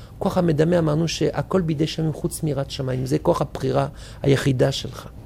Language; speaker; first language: Hebrew; non-native, fluent; French